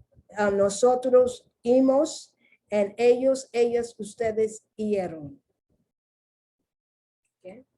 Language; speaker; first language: Spanish; non-native, learner; English